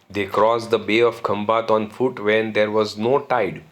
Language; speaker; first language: English; non-native, local second language; Gujarati